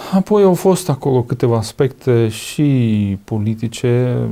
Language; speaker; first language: Romanian; non-native, fluent; Russian